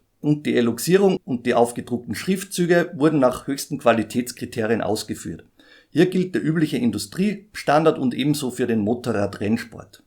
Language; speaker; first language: German; native; German